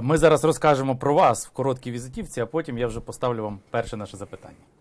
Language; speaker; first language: Ukrainian; native; Ukrainian